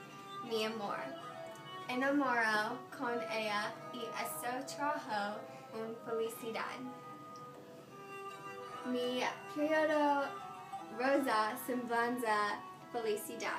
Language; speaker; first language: Spanish; non-native, learner; English